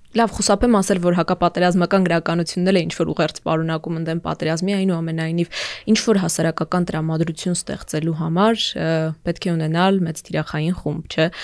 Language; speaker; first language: Armenian; native; Armenian